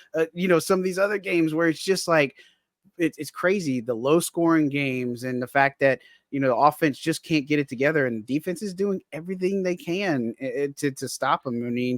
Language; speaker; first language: English; native; English